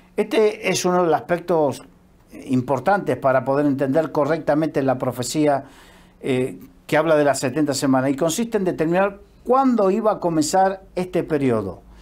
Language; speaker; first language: Spanish; native; Spanish